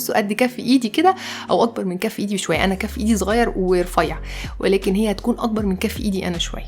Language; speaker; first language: Arabic; native; Arabic